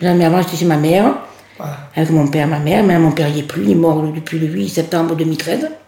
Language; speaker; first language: French; native; French